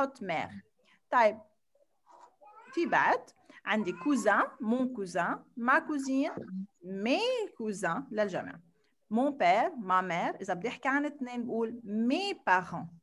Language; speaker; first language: French; non-native, fluent; Arabic